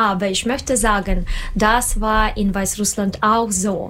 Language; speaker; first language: German; non-native, learner; Russian